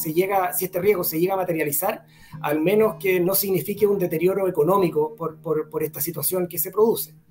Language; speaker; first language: Spanish; native; Spanish